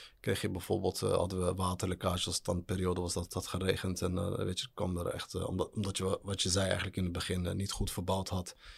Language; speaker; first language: Dutch; early bilingual, other home language; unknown